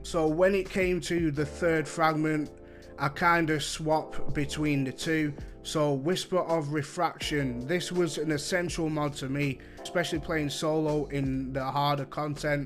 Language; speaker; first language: English; native; English